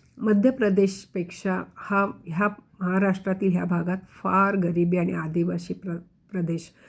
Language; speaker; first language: Marathi; non-native, local second language; Konkani